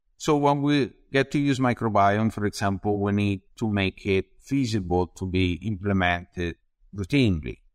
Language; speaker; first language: English; non-native, fluent; Italian